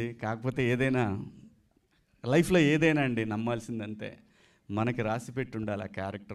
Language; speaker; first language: Telugu; native; Telugu